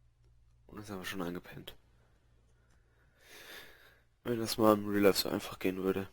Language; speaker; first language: German; native; German